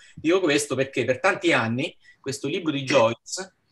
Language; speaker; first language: Italian; native; Italian